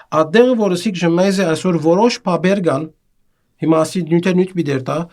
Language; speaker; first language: Armenian; native; Armenian